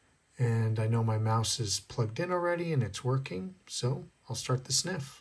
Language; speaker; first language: English; native; English